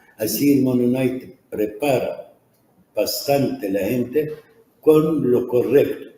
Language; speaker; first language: Spanish; non-native, fluent; Arabic